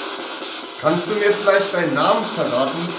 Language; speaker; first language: German; native; German